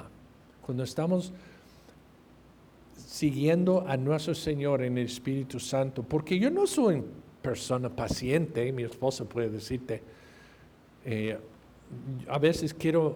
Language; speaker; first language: Spanish; non-native, fluent; English